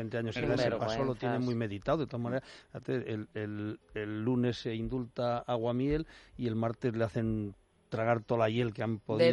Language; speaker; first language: Spanish; native; Spanish